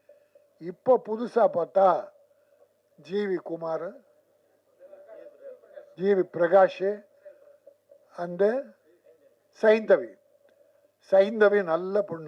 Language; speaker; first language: Tamil; native; Tamil